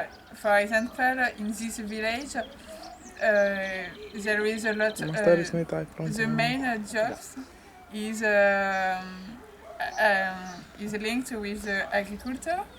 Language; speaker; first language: English; non-native, learner; French